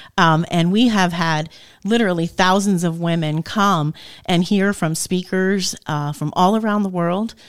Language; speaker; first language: English; native; English